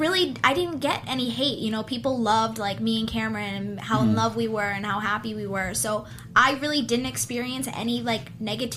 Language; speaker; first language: English; native; English